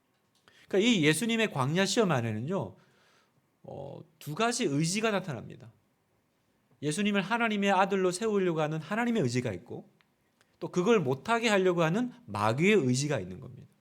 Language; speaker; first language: Korean; native; Korean